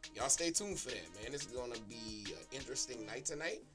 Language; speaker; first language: English; native; English